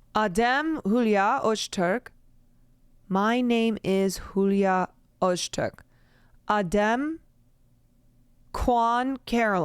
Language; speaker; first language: Turkish; non-native, learner; English